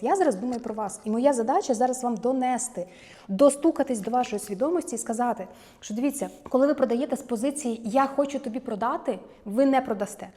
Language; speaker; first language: Ukrainian; native; Ukrainian